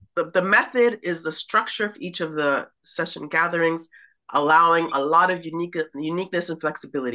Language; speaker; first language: English; native; English